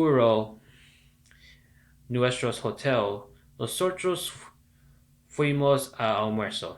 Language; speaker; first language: Spanish; non-native, learner; English